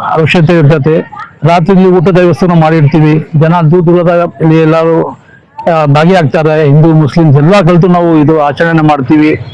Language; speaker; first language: Kannada; non-native, local second language; Urdu